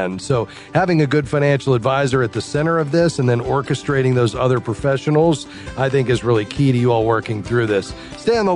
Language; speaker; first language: English; native; English